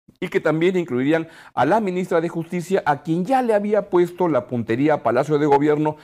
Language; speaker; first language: Spanish; native; Spanish